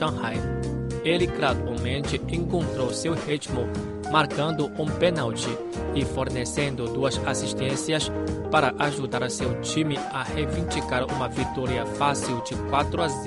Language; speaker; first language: Portuguese; non-native, fluent; Chinese